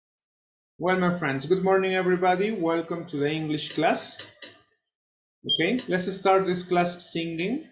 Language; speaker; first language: English; non-native, fluent; Spanish